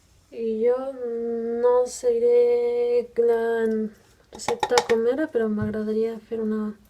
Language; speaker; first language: Catalan; non-native, fluent; Spanish